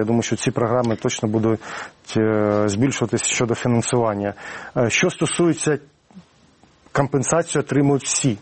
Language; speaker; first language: Ukrainian; non-native, local second language; Russian